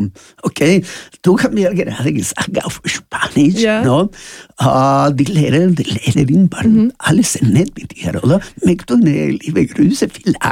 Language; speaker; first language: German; non-native, learner; Spanish